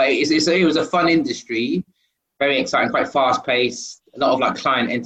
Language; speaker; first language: English; native; English